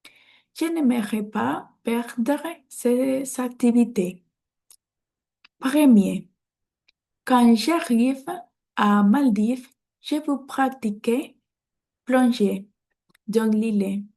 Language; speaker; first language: French; non-native, learner; Spanish